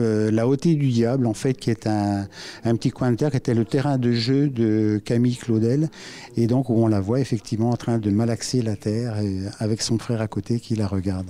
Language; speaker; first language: French; native; French